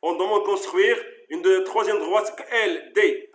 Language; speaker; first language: French; non-native, local second language; Arabic